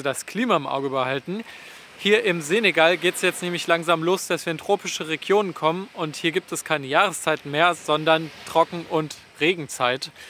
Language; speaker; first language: German; native; German